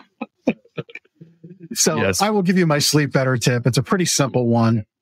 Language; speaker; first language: English; native; English